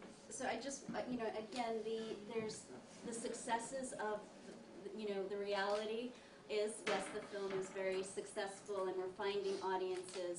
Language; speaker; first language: English; early bilingual, other home language; Italian